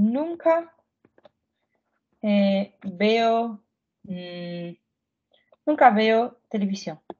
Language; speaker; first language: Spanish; non-native, fluent; Ukrainian